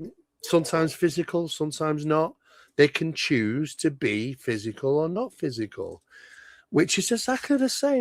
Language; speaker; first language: English; native; English